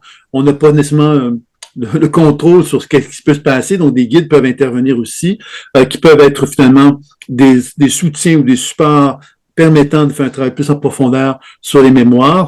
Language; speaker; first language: French; native; French